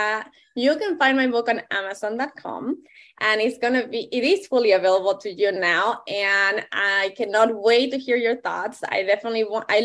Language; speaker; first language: English; non-native, fluent; Spanish